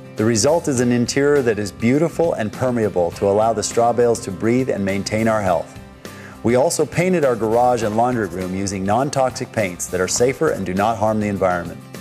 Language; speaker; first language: English; native; English